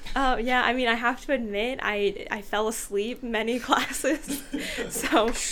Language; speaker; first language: English; native; English